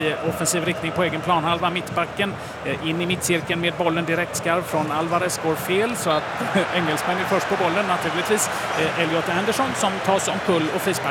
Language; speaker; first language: Swedish; native; Swedish